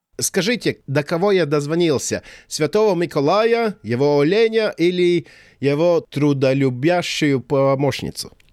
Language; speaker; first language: Russian; non-native, fluent; Latvian